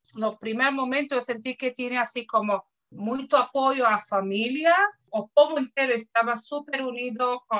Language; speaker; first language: Portuguese; non-native, fluent; Hebrew